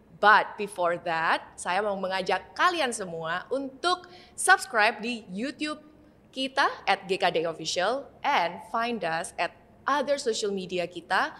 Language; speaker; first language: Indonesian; native; Indonesian